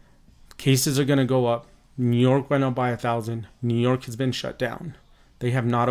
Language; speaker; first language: English; native; English